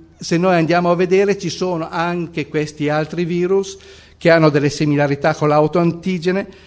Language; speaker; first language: Italian; native; Italian